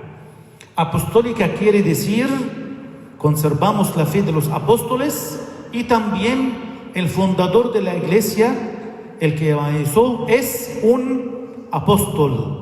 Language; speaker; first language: Spanish; non-native, fluent; Arabic